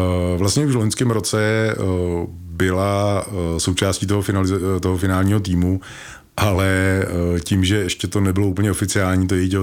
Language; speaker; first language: Czech; native; Czech